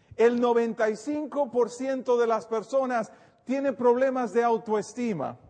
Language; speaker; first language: Spanish; native; Spanish